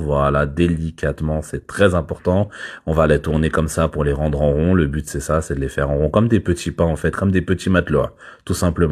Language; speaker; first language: French; native; French